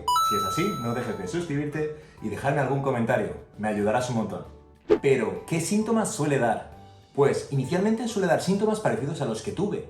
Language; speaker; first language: Spanish; native; Spanish